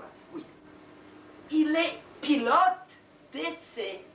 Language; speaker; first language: French; non-native, learner; Russian